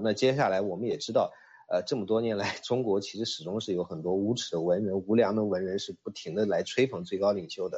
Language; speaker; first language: Chinese; native; Chinese